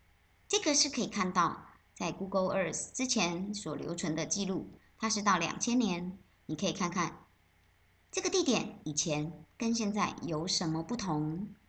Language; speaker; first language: Chinese; native; Chinese